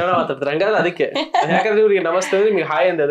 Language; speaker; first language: Kannada; native; Kannada